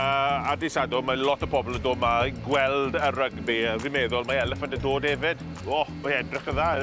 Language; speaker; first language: Welsh; non-native, learner; English